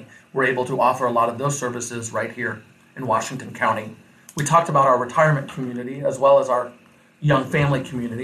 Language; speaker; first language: English; native; English